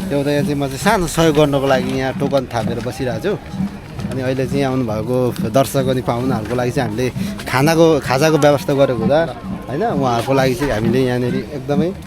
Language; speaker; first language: Nepali; native; Nepali